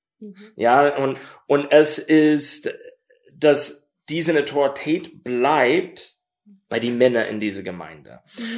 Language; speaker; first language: German; non-native, learner; English